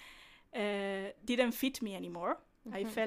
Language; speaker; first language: English; non-native, fluent; Italian